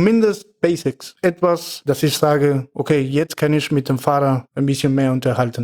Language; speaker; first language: German; non-native, fluent; Spanish